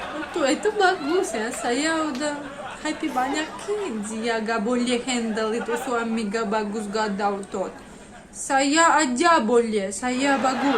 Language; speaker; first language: Indonesian; non-native, learner; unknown